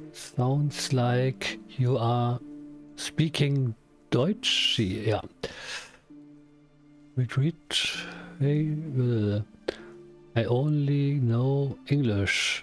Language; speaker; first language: English; non-native, learner; German